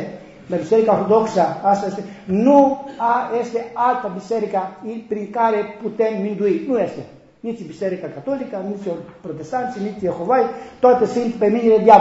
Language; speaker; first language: Romanian; non-native, learner; Greek